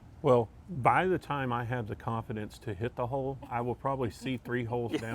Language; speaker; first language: English; native; English